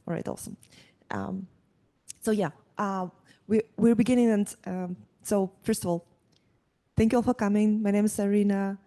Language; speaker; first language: English; non-native, fluent; Russian